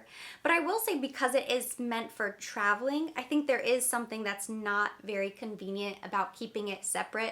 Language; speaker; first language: English; native; English